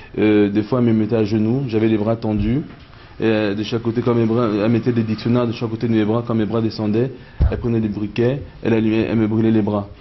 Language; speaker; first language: French; early bilingual, other home language; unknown